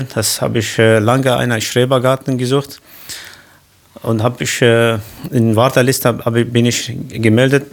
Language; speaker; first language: German; non-native, learner; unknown